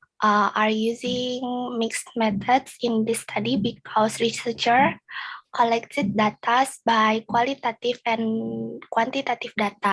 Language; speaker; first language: English; non-native, learner; Indonesian